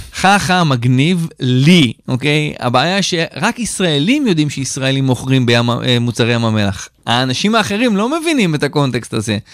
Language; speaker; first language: Hebrew; native; Hebrew